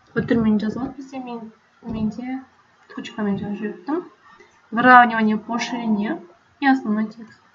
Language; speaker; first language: Russian; non-native, local second language; Kazakh